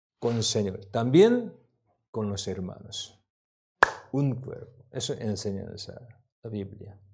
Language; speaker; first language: Spanish; non-native, learner; Korean